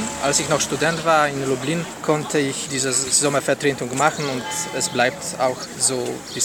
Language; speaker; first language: German; non-native, fluent; Polish